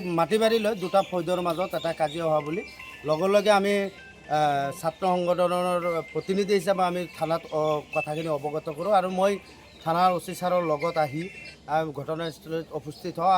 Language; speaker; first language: Assamese; non-native, local second language; Bangla